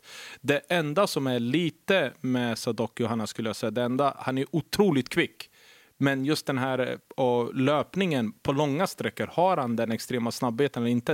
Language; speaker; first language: Swedish; native; Swedish